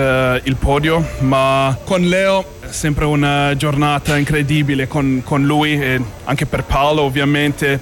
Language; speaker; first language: Italian; non-native, learner; English